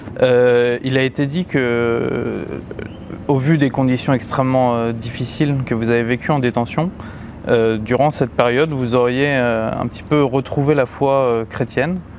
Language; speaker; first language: French; native; French